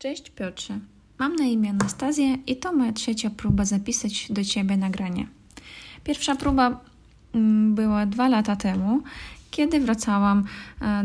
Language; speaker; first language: Polish; non-native, fluent; Russian